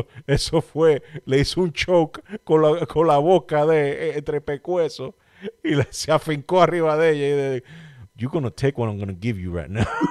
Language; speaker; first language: Spanish; native; Spanish